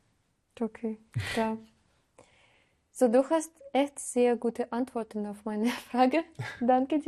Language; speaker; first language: German; non-native, learner; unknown